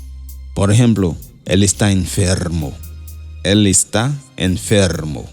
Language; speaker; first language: Spanish; non-native, fluent; Haitian Creole